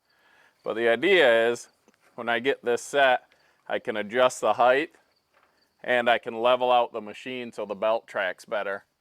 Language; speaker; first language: English; native; English